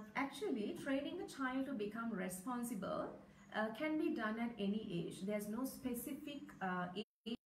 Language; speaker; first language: English; non-native, local second language; Sinhala